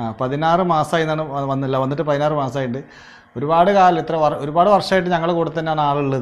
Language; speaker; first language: Malayalam; native; Malayalam